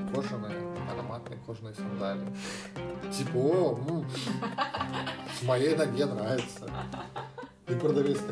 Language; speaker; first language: Russian; native; Russian